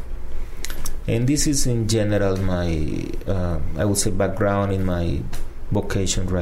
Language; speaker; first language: English; non-native, fluent; Spanish